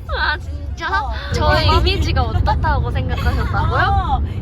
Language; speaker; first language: Korean; native; Korean